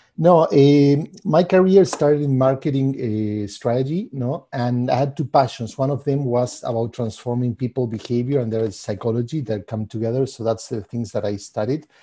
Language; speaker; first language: English; non-native, fluent; Spanish